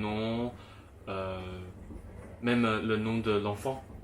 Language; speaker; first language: French; non-native, fluent; Chinese